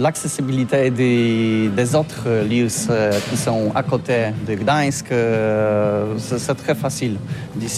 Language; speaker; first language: French; non-native, learner; Polish